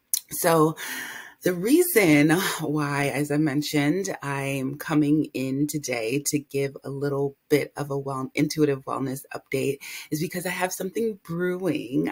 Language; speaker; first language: English; native; English